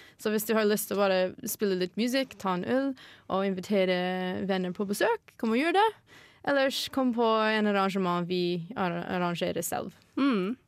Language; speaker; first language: Norwegian; non-native, fluent; English